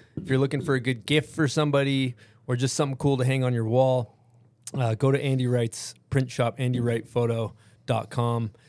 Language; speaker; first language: English; native; English